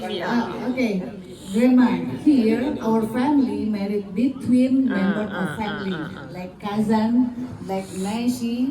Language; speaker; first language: English; non-native, learner; Thai